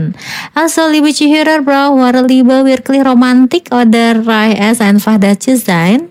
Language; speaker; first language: German; non-native, fluent; Indonesian